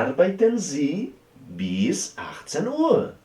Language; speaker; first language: German; non-native, fluent; Portuguese